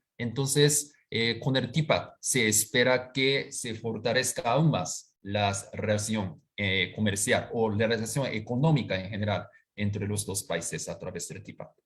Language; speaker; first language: Spanish; non-native, fluent; Japanese